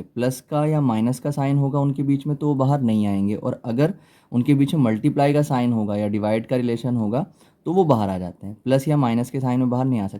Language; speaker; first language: Hindi; native; Hindi